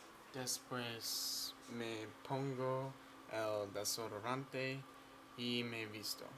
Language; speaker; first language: Spanish; non-native, learner; English